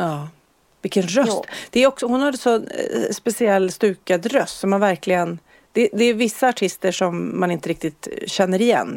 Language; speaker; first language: Swedish; native; Swedish